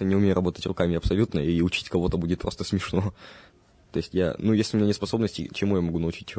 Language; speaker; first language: Russian; native; Russian